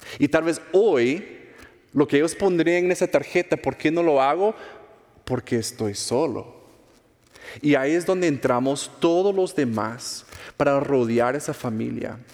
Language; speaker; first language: Spanish; non-native, fluent; English